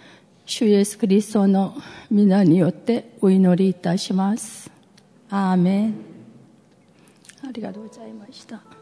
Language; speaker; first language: Japanese; non-native, fluent; Korean